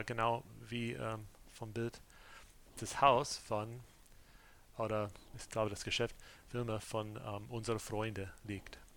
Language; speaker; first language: German; non-native, fluent; English